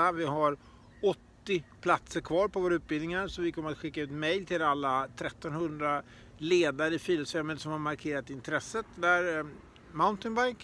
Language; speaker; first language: Swedish; native; Swedish